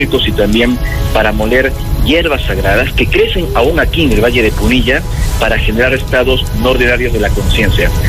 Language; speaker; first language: Spanish; native; Spanish